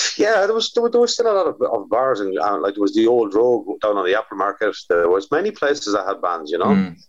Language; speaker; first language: English; native; English